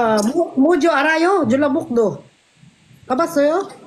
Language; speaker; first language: Korean; non-native, learner; Filipino